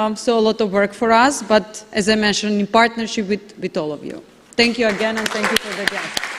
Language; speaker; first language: English; non-native, fluent; Macedonian